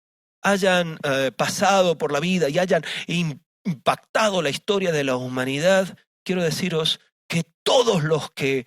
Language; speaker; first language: Spanish; native; Spanish